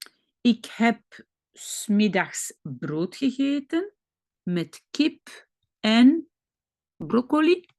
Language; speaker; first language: Dutch; non-native, fluent; French